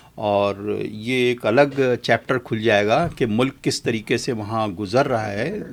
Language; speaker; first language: Urdu; native; Urdu